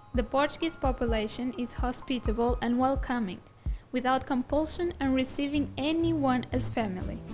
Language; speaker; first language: English; non-native, fluent; Portuguese